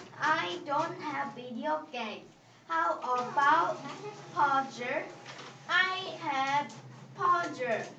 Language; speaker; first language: English; non-native, learner; Korean